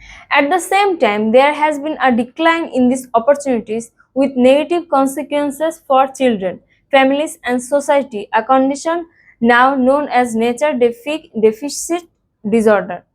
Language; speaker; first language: English; non-native, local second language; Bangla